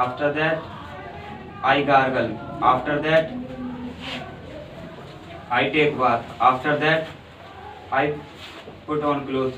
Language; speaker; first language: English; non-native, learner; Hindi